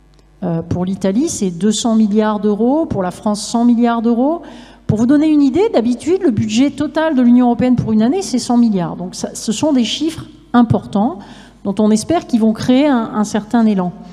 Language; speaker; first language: French; native; French